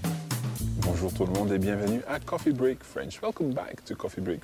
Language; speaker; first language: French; non-native, fluent; English